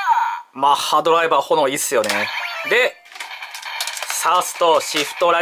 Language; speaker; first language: Japanese; native; Japanese